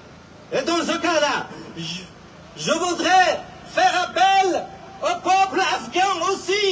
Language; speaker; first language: French; non-native, fluent; Persian